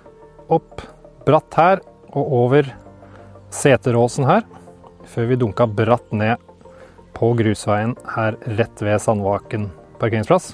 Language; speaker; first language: Norwegian; native; Norwegian